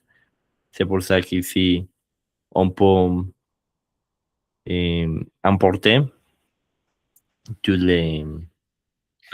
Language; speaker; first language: French; non-native, learner; Spanish